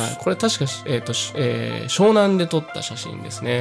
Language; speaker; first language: Japanese; native; Japanese